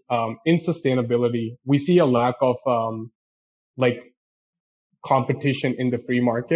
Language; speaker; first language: English; non-native, local second language; Urdu